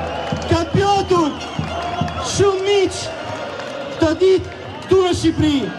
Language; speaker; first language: Albanian; early bilingual, heritage; Italian